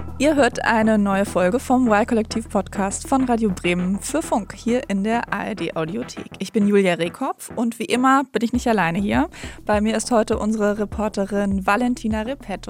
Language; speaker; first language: German; native; German